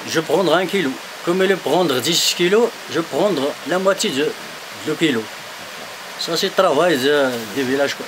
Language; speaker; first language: French; non-native, learner; Berber languages